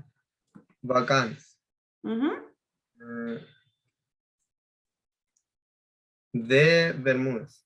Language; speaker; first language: French; non-native, learner; Spanish